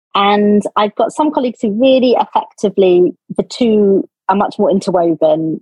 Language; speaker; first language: English; native; English